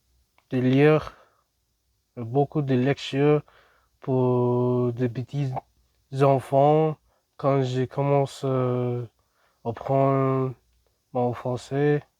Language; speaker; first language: French; non-native, learner; English